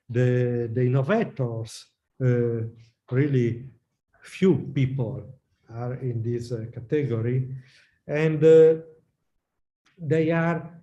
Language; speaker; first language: English; non-native, learner; Italian